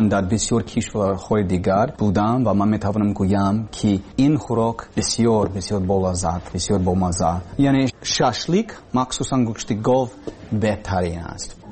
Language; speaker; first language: Persian; non-native, learner; English